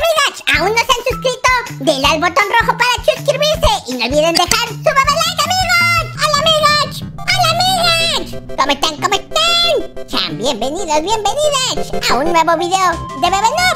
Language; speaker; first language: Spanish; native; Spanish